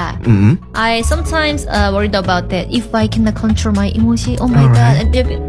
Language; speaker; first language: English; non-native, learner; Indonesian